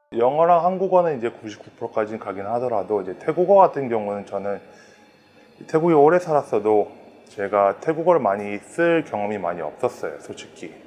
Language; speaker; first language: Korean; early bilingual, heritage; Korean